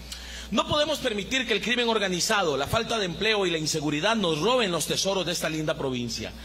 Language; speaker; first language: Spanish; native; Spanish